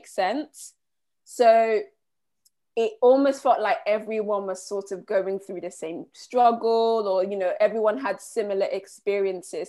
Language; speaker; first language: English; native; English